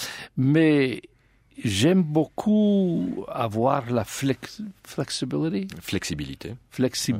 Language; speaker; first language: French; non-native, learner; English